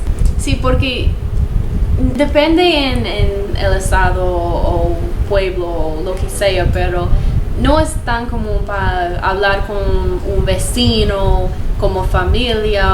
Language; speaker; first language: Spanish; non-native, learner; English